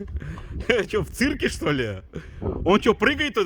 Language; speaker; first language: Russian; native; Russian